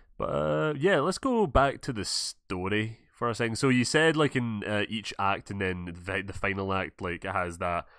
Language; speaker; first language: English; native; English